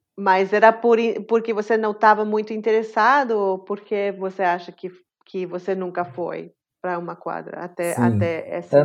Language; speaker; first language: Portuguese; non-native, fluent; English